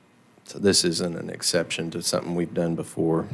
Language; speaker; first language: English; native; English